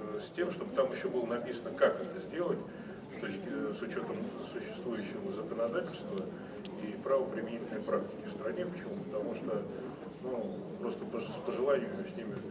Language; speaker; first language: Russian; native; Russian